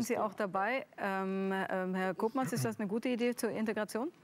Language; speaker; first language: German; native; German